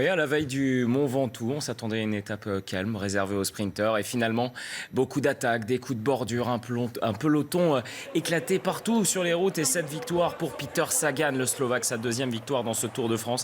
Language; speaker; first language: French; native; French